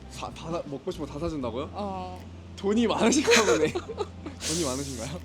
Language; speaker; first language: Korean; native; Korean